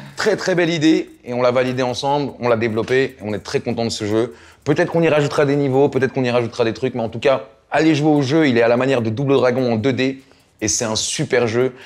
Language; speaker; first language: French; native; French